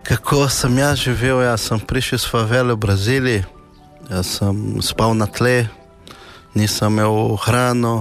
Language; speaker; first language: Slovenian; non-native, fluent; Portuguese